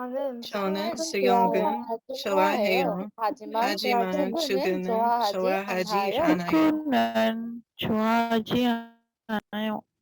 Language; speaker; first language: Korean; non-native, learner; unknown